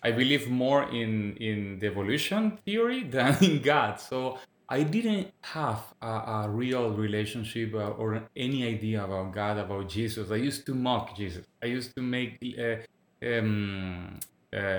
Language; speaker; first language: English; non-native, fluent; Spanish